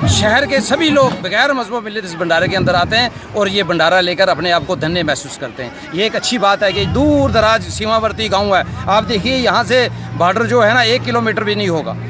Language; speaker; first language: Urdu; non-native, local second language; Dogri